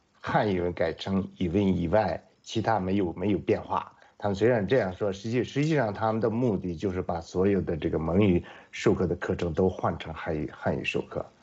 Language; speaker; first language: Chinese; non-native, local second language; Mongolian